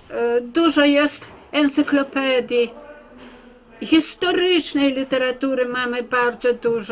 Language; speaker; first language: Polish; early bilingual, heritage; Polish